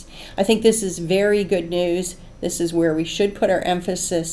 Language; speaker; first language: English; native; English